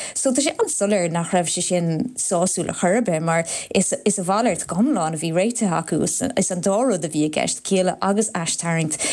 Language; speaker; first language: Irish; non-native, local second language; English